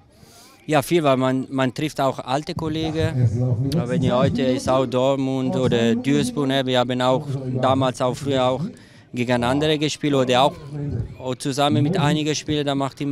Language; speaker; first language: German; non-native, local second language; Italian